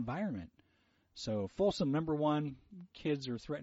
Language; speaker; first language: English; early bilingual, other home language; Portuguese